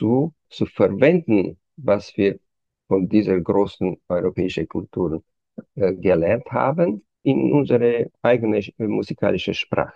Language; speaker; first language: German; non-native, fluent; Romanian